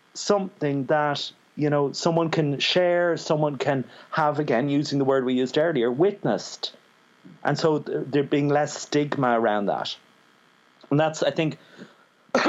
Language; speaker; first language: English; native; English